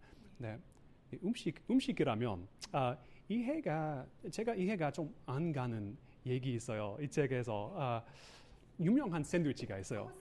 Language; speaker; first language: Korean; non-native, learner; English